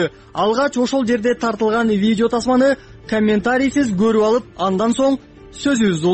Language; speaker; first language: Kyrgyz; native; Kyrgyz